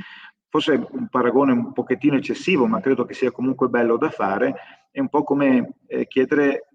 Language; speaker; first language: Italian; native; Italian